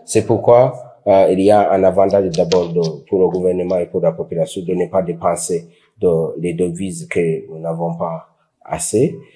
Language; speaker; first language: French; non-native, local second language; Rundi